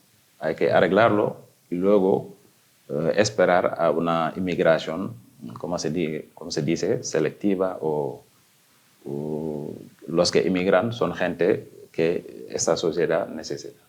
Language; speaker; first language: Spanish; non-native, fluent; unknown